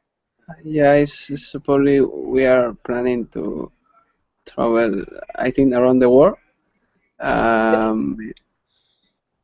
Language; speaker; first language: English; non-native, learner; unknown